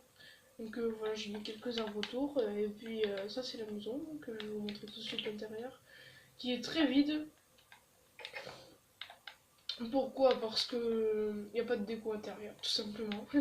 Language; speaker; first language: French; native; French